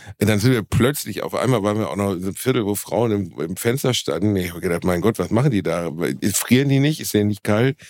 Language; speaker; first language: German; native; German